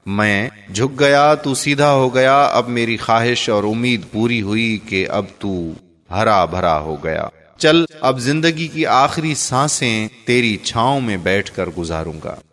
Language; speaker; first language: Urdu; native; Urdu